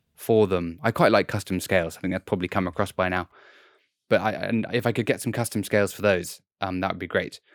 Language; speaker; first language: English; native; English